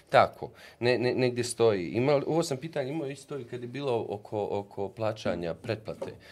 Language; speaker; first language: Bosnian; native; Bosnian